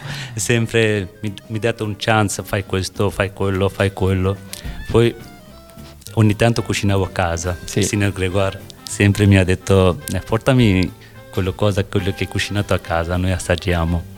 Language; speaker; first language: Italian; non-native, learner; Bangla